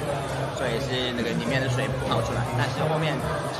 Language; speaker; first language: Chinese; non-native, fluent; Turkish